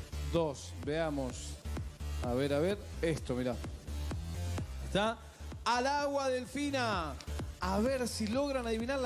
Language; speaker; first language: Spanish; native; Spanish